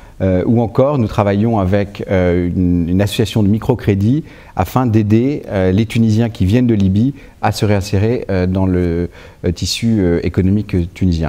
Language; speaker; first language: French; native; French